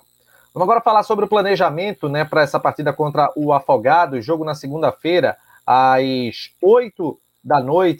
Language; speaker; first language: Portuguese; native; Portuguese